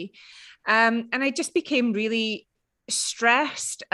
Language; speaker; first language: English; native; English